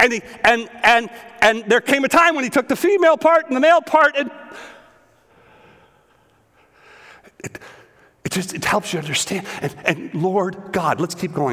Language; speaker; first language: English; native; English